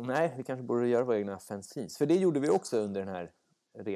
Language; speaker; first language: Swedish; native; Swedish